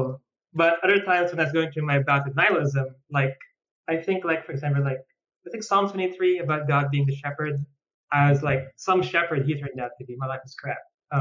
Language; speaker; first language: English; non-native, local second language; Filipino